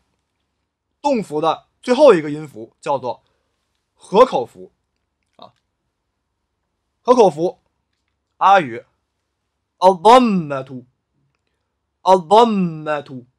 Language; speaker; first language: Chinese; native; Chinese